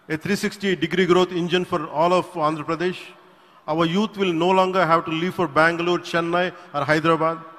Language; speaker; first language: English; non-native, local second language; Telugu